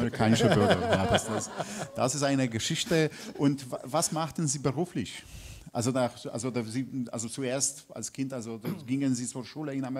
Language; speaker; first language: German; non-native, fluent; Polish